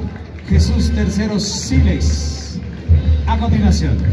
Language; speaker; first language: Spanish; native; Spanish